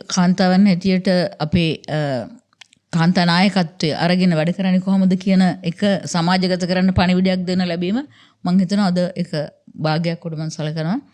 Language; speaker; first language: Sinhala; native; Sinhala